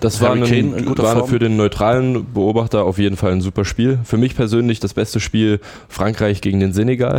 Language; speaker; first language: German; native; German